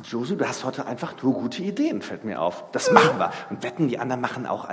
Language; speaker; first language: German; native; German